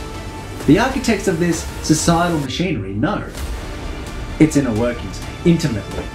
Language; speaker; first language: English; native; English